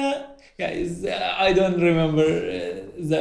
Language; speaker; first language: English; non-native, learner; Arabic